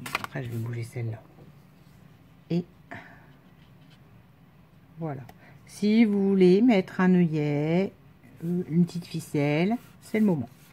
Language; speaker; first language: French; native; French